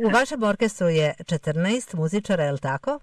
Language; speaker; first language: Serbian; native; Serbian